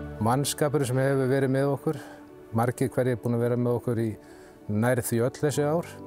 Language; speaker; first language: Icelandic; native; Icelandic